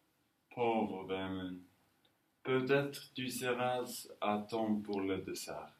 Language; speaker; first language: French; non-native, learner; Norwegian